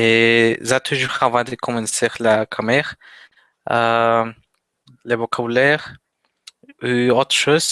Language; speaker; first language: French; non-native, learner; Spanish